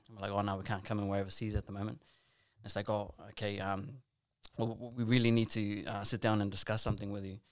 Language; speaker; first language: English; native; English